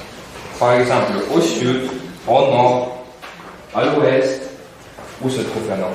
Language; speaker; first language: French; non-native, fluent; Russian